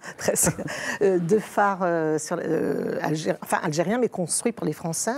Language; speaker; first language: French; native; French